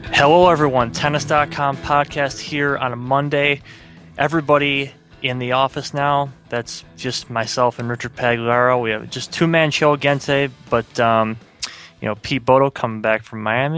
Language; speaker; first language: English; native; English